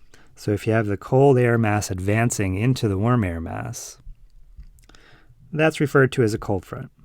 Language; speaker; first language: English; native; English